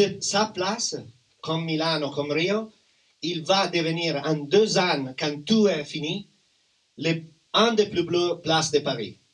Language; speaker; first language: French; non-native, learner; Italian